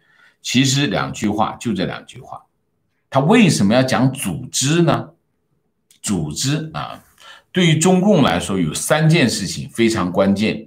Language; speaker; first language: Chinese; native; Chinese